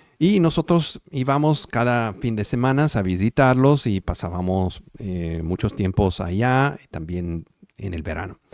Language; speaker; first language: Spanish; non-native, fluent; Italian